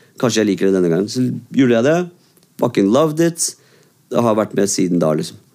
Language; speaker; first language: Norwegian; early bilingual, other home language; Kurdish